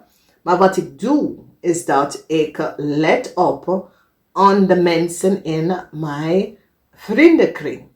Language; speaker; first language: Dutch; non-native, fluent; English